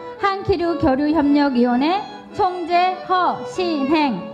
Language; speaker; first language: Korean; native; Korean